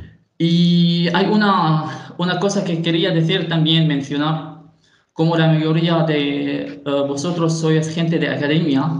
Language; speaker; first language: Spanish; non-native, fluent; Arabic